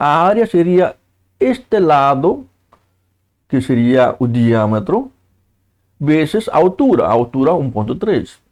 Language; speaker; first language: Portuguese; native; Portuguese